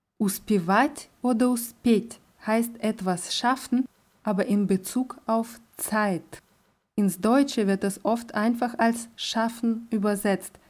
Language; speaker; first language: German; non-native, fluent; Russian